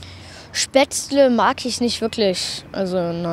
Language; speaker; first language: German; native; German